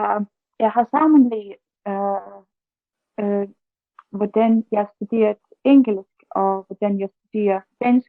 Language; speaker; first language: Danish; non-native, fluent; English